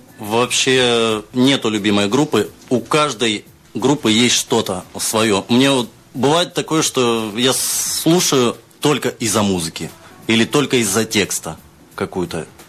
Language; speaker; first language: Russian; native; Russian